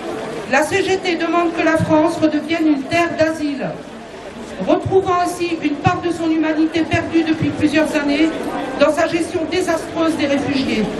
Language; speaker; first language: French; native; French